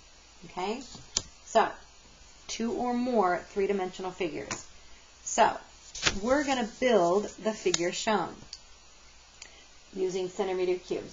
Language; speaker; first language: English; native; English